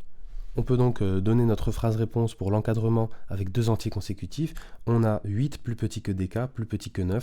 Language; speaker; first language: French; native; French